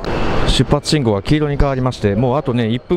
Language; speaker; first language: Japanese; native; Japanese